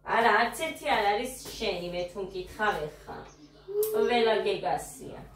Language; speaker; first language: Georgian; native; Georgian